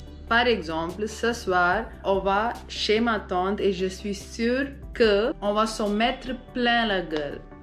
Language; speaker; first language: French; non-native, fluent; Hindi